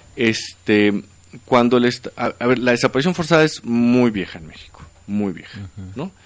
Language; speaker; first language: Spanish; native; Spanish